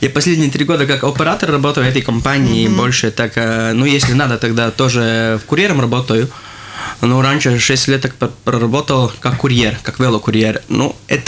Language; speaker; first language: Russian; non-native, local second language; Latvian